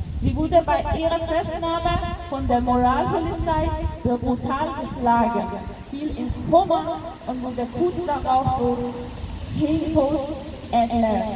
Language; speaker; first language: German; non-native, local second language; Persian